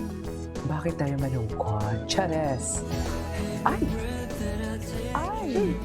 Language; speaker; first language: Filipino; native; Filipino